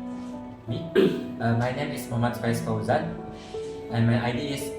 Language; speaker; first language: English; non-native, fluent; Indonesian